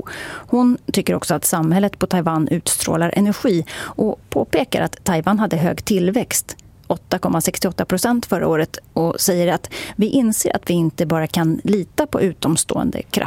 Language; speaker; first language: Swedish; native; Swedish